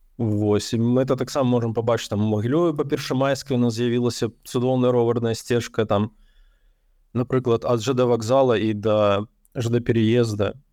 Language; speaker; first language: Belarusian; non-native, local second language; Russian